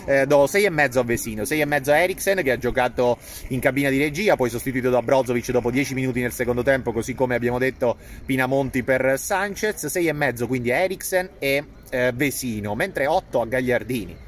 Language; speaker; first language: Italian; native; Italian